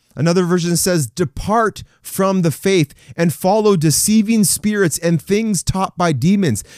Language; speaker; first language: English; native; English